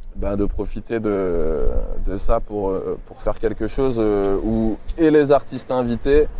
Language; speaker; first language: French; native; French